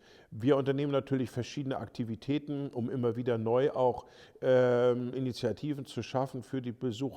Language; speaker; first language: German; native; German